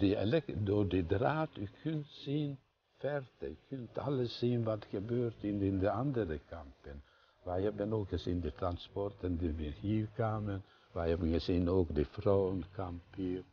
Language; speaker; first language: Dutch; non-native, fluent; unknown